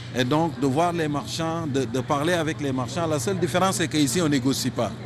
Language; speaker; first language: French; non-native, local second language; Wolof